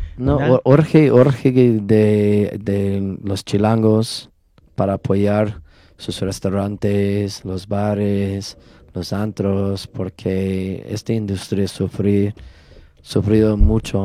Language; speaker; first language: Spanish; non-native, learner; English